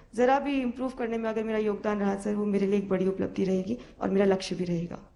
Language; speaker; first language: Hindi; native; Hindi